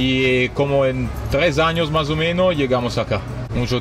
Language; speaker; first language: Spanish; non-native, learner; Italian